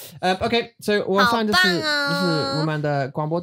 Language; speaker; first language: Chinese; non-native, learner; English